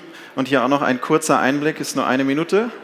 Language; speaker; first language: German; native; German